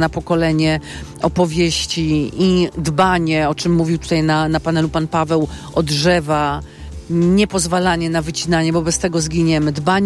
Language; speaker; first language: Polish; native; Polish